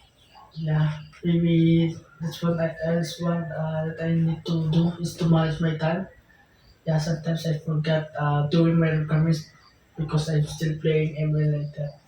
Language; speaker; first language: English; non-native, local second language; Filipino